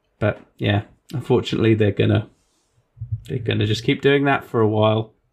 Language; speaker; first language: English; native; English